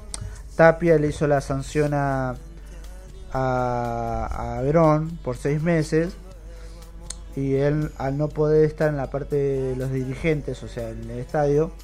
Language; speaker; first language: Spanish; native; Spanish